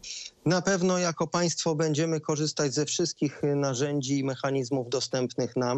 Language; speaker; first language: Polish; native; Polish